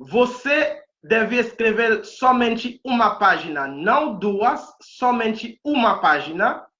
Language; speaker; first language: Portuguese; non-native, fluent; Haitian Creole